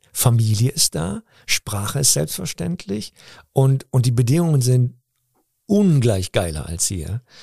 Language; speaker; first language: German; early bilingual, other home language; Turkish